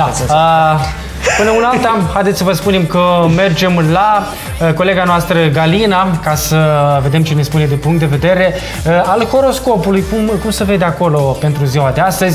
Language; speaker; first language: Romanian; native; Romanian